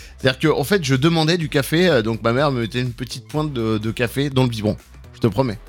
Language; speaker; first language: French; native; French